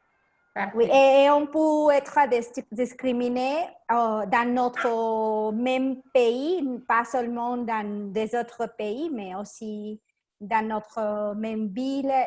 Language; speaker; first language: French; non-native, learner; Spanish